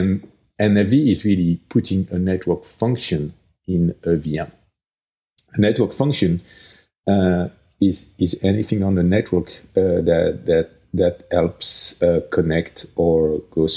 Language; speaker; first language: English; non-native, fluent; French